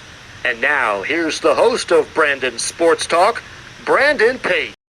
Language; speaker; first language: English; native; English